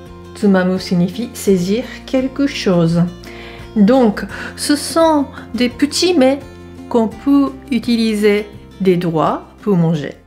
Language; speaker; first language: French; non-native, fluent; Japanese